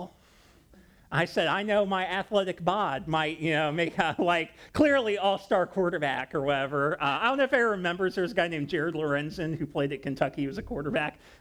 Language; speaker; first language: English; native; English